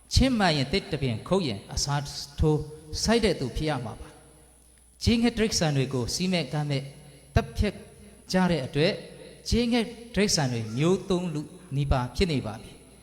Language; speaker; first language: Burmese; non-native, local second language; Hakha Chin